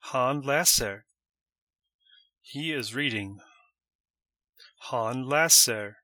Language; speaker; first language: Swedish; non-native, learner; English